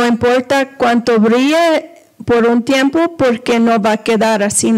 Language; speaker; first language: Spanish; early bilingual, heritage; Spanish